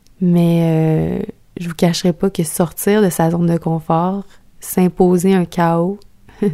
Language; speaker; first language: French; native; French